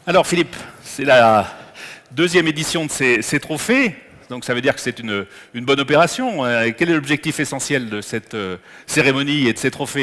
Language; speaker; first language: French; native; French